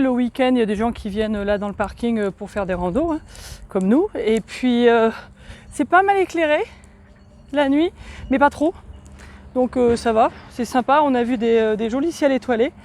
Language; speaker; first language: French; native; French